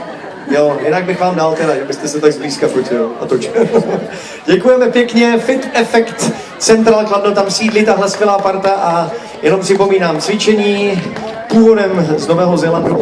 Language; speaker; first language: Czech; native; Czech